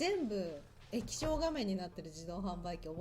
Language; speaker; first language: Japanese; native; Japanese